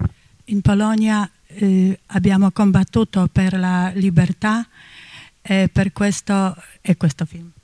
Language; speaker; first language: Italian; non-native, fluent; Polish